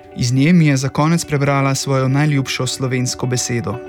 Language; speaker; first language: Slovenian; native; Slovenian